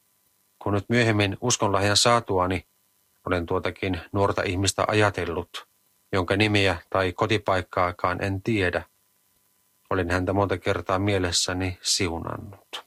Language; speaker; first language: Finnish; native; Finnish